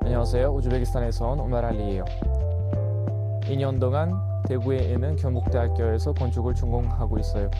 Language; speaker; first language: Korean; non-native, fluent; Uzbek